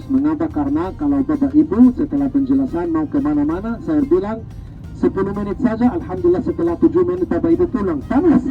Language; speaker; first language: Indonesian; non-native, fluent; Arabic